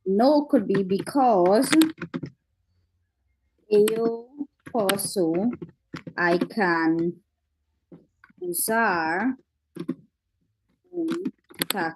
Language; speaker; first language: Portuguese; non-native, fluent; English